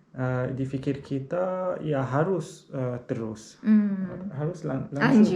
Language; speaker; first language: Indonesian; non-native, learner; Arabic